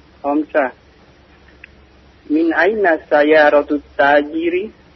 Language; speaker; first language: Arabic; non-native, learner; Indonesian